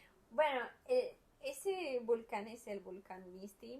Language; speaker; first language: Spanish; non-native, fluent; Portuguese